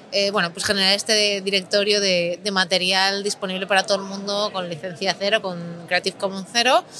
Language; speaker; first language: Spanish; native; Spanish